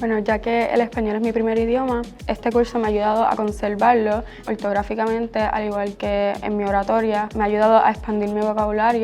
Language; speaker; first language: Spanish; native; Spanish